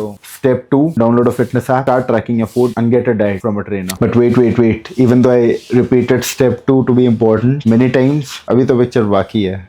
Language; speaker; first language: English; non-native, local second language; Hindi